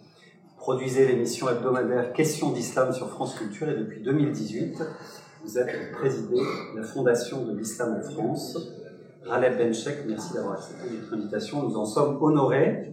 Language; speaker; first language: French; native; French